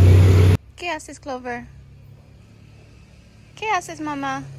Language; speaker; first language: Spanish; non-native, learner; English